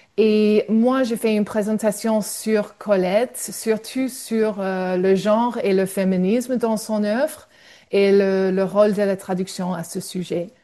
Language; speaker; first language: French; non-native, fluent; English